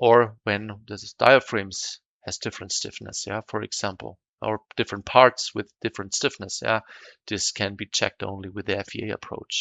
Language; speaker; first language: English; non-native, fluent; German